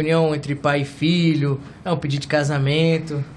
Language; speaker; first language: Portuguese; native; Portuguese